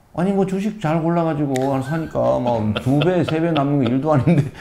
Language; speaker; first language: Korean; native; Korean